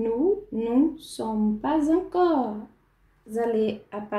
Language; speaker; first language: French; non-native, fluent; Portuguese